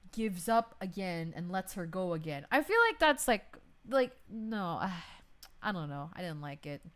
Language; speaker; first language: English; non-native, local second language; Filipino